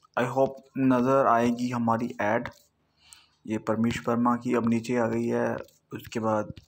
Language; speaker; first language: Hindi; non-native, local second language; Punjabi